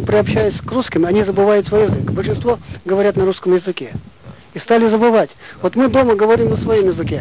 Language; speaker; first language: Russian; non-native, local second language; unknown